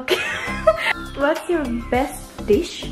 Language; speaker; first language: English; non-native, learner; Japanese